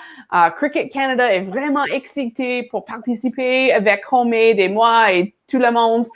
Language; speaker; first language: French; non-native, learner; English